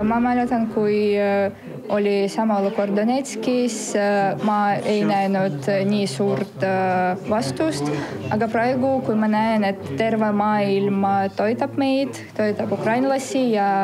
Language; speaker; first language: Estonian; non-native, fluent; Russian